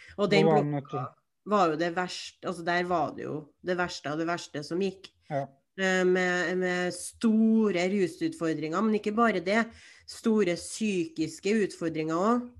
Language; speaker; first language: Norwegian; native; Norwegian